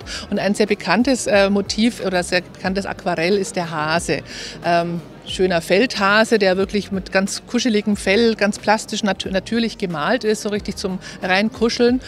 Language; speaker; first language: German; native; German